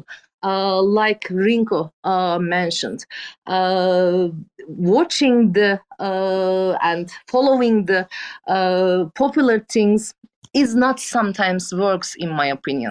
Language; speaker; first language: English; non-native, fluent; Turkish